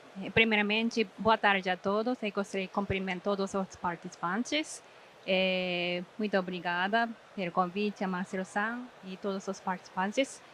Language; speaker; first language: Portuguese; non-native, fluent; Japanese